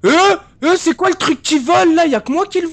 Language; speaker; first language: French; native; French